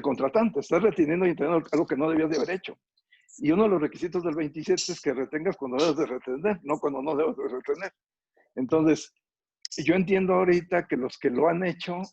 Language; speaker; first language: Spanish; native; Spanish